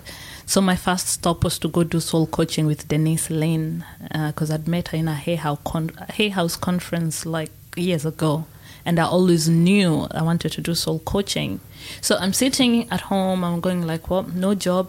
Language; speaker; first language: English; non-native, local second language; Meru